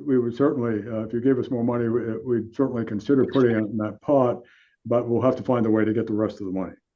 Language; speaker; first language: English; native; English